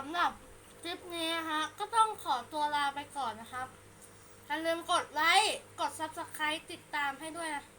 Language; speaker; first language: Thai; native; Thai